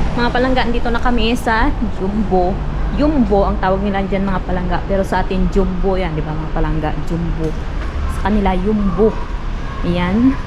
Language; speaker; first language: Filipino; non-native, local second language; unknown